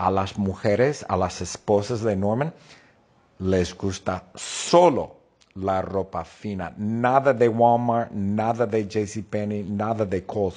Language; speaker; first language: Spanish; non-native, fluent; English